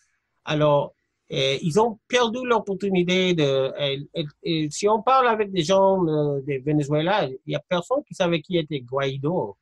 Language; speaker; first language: French; non-native, fluent; English